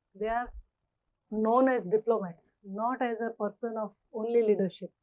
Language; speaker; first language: English; non-native, local second language; Gujarati